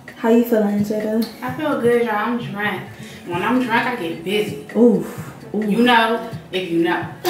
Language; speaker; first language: English; native; English